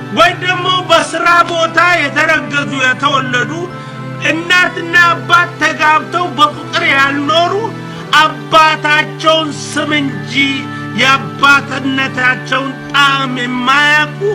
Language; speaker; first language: Amharic; native; Amharic